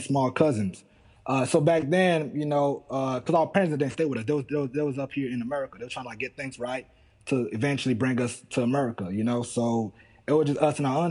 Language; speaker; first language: English; early bilingual, other home language; Haitian Creole